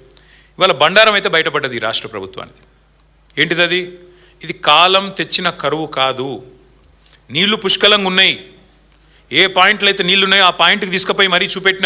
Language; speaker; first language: Telugu; native; Telugu